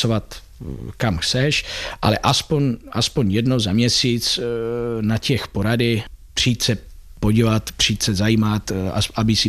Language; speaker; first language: Czech; non-native, learner; Italian